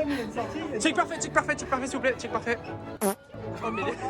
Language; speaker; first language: French; native; French